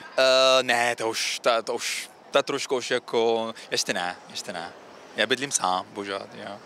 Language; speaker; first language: Czech; non-native, learner; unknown